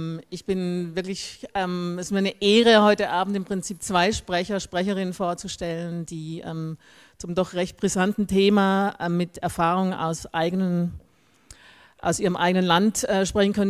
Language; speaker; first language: German; native; German